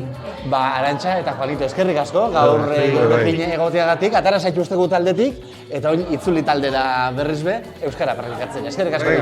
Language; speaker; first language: Basque; native; Basque